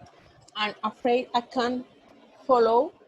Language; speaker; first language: English; non-native, learner; Spanish